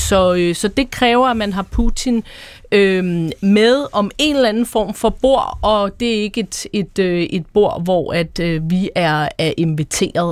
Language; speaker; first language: Danish; native; Danish